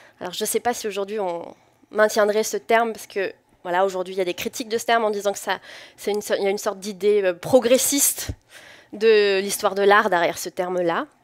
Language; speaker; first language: French; native; French